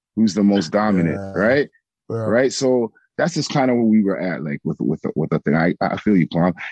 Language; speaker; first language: English; native; English